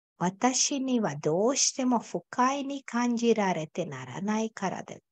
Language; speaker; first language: Japanese; non-native, fluent; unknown